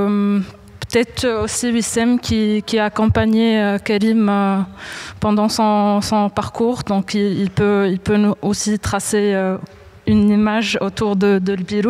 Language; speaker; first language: French; non-native, local second language; Arabic